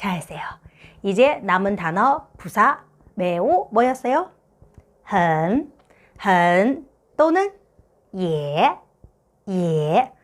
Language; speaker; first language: Korean; non-native, fluent; Chinese